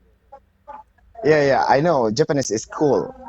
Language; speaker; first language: English; non-native, learner; Indonesian